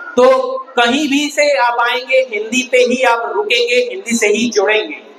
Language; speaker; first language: Hindi; native; Hindi